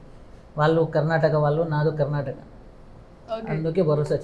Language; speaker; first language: Telugu; non-native, local second language; Kannada